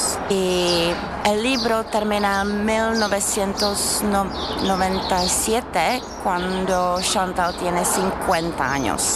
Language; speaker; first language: Spanish; non-native, fluent; Czech